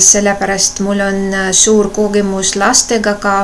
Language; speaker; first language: Estonian; non-native, local second language; Russian